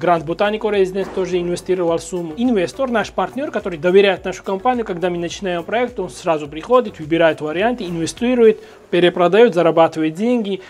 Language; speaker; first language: Russian; non-native, fluent; Georgian